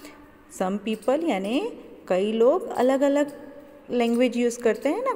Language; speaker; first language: Hindi; non-native, local second language; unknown